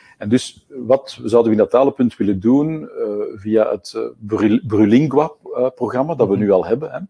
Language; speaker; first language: Dutch; native; Dutch